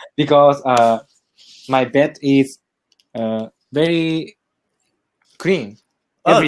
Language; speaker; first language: English; non-native, learner; Japanese